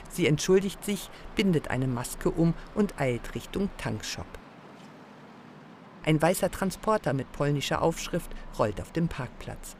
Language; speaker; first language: German; native; German